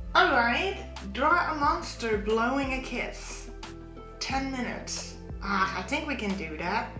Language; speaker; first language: English; non-native, fluent; German